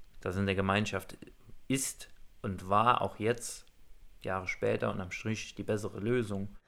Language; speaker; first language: German; native; German